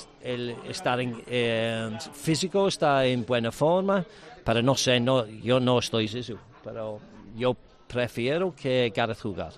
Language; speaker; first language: Spanish; non-native, learner; English